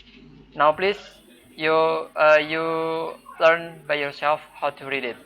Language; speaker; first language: English; non-native, fluent; Indonesian